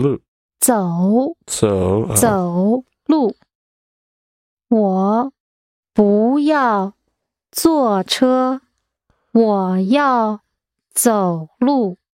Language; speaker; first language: Chinese; non-native, learner; English